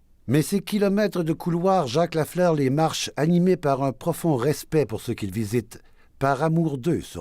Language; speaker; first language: French; native; French